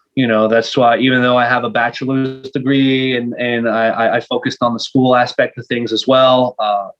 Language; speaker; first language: English; non-native, fluent; French